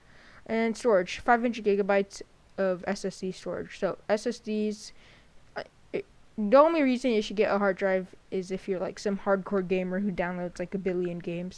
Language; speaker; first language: English; native; English